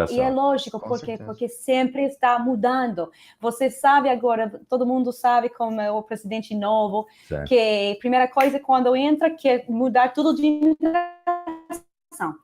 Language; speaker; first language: Portuguese; non-native, fluent; Spanish